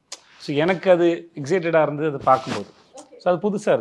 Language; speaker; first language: Tamil; native; Tamil